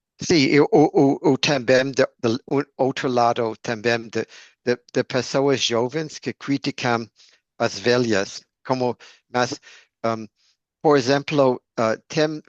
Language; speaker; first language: Portuguese; non-native, learner; English